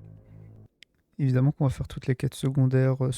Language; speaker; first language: French; native; French